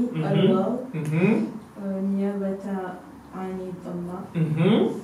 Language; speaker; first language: Arabic; non-native, learner; French